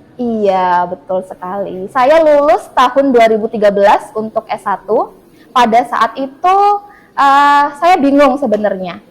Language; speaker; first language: Indonesian; non-native, local second language; Madurese